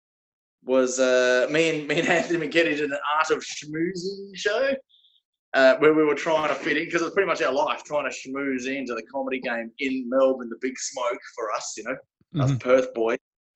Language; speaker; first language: English; native; English